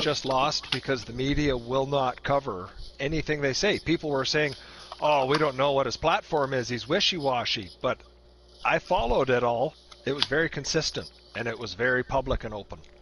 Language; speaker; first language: English; native; English